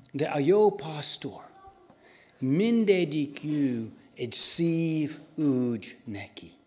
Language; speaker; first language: Hungarian; non-native, learner; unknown